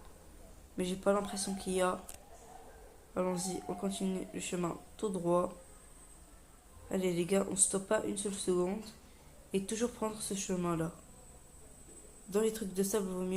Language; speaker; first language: French; native; French